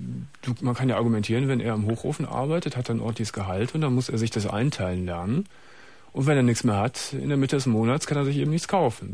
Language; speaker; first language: German; native; German